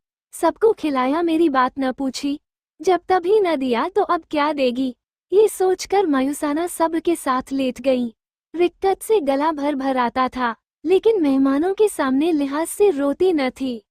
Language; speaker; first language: Hindi; native; Hindi